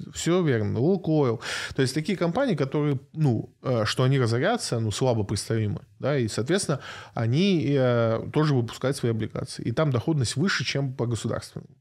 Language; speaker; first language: Russian; native; Russian